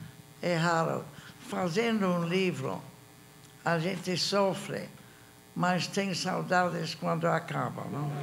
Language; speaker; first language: Portuguese; non-native, fluent; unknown